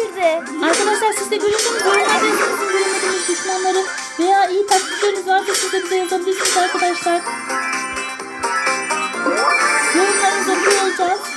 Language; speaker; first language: Turkish; native; Turkish